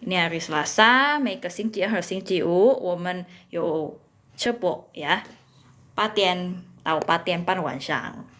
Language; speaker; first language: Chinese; non-native, fluent; Indonesian